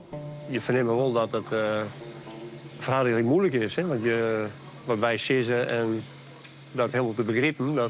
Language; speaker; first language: Dutch; native; Dutch